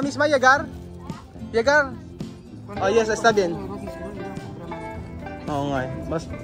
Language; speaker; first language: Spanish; non-native, learner; Filipino